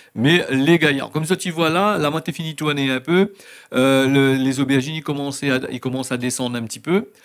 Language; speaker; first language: French; native; French